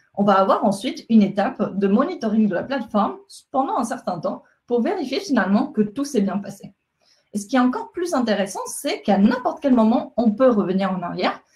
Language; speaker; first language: French; non-native, fluent; Spanish